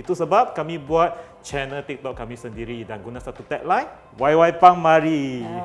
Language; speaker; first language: Malay; native; Malay